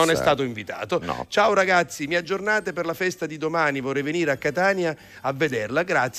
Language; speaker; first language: Italian; native; Italian